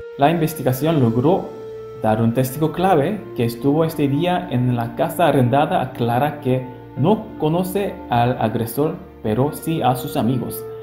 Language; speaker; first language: Spanish; non-native, fluent; Korean